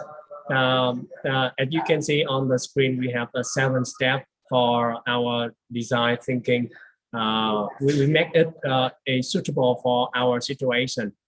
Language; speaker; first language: English; non-native, learner; Vietnamese